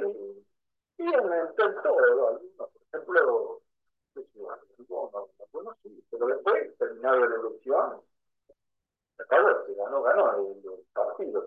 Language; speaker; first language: Spanish; native; Spanish